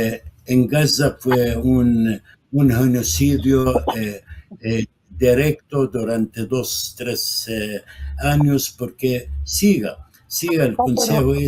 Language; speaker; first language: Spanish; non-native, fluent; Arabic